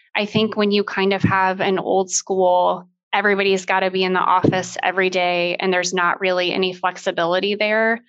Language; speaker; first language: English; native; English